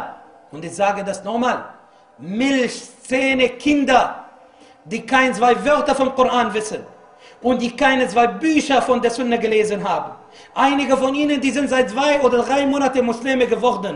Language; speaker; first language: German; non-native, fluent; Arabic